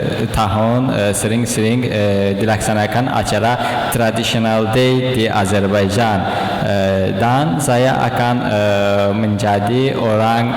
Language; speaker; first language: Indonesian; non-native, learner; Azerbaijani